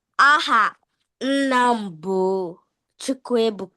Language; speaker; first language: Igbo; early bilingual, heritage; English